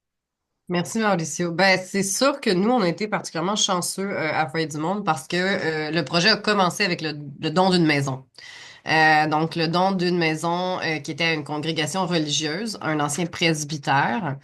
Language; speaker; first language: French; native; French